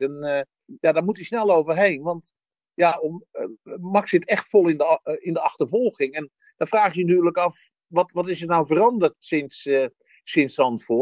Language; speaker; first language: Dutch; native; Dutch